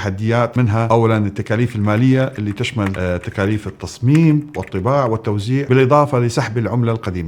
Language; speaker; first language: Arabic; native; Arabic